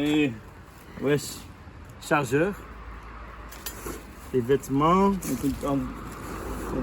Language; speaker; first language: French; non-native, fluent; English